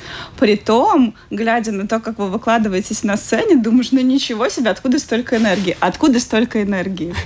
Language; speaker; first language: Russian; native; Russian